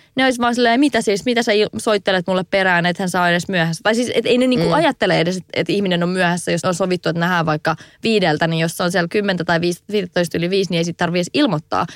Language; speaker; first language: Finnish; native; Finnish